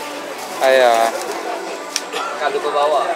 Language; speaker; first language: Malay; non-native, local second language; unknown